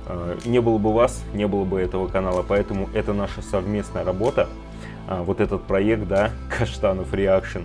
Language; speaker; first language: Russian; native; Russian